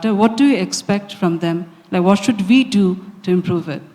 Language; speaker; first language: English; non-native, local second language; Nepali